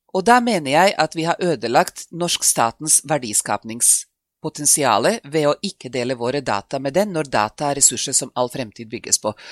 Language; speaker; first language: Norwegian; non-native, fluent; Serbian